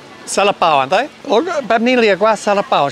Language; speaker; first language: Thai; non-native, fluent; English